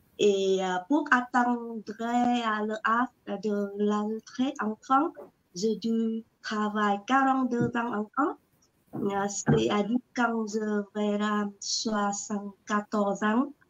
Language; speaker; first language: French; non-native, learner; Vietnamese